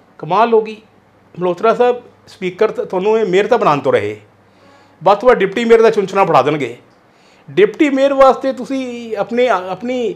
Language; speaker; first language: Hindi; non-native, local second language; Punjabi